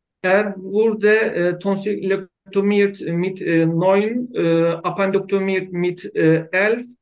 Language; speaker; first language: German; non-native, learner; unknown